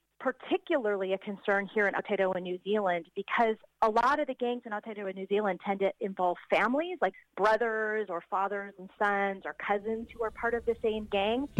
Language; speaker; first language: English; native; English